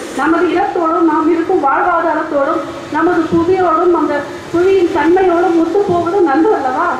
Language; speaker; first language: Tamil; non-native, local second language; Badaga